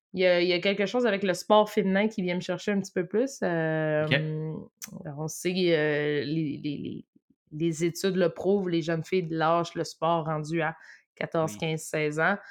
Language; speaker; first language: French; native; French